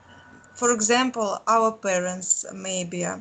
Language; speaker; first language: English; non-native, learner; Russian